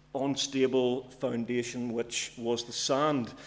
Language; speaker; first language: English; native; English